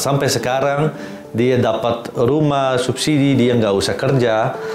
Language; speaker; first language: Indonesian; non-native, fluent; Dutch